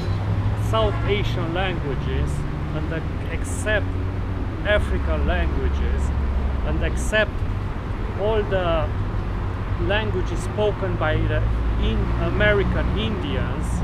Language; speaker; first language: English; non-native, fluent; Romanian